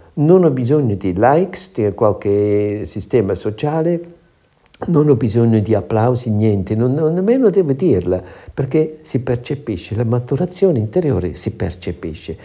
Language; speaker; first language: Italian; non-native, fluent; German